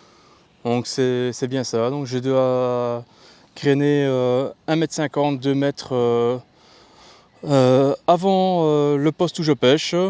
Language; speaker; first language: French; native; French